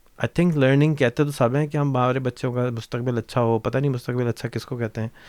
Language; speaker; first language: Urdu; native; Urdu